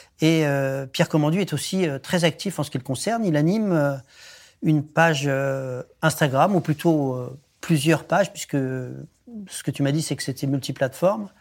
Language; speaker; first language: French; native; French